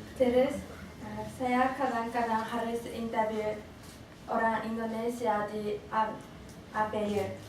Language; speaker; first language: Indonesian; non-native, learner; Japanese